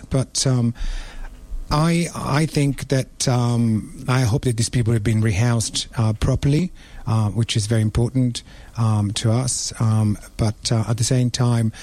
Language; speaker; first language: English; non-native, fluent; Italian